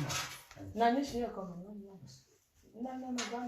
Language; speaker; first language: German; non-native, learner; French